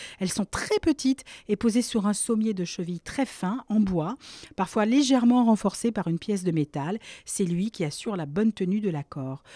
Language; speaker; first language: French; native; French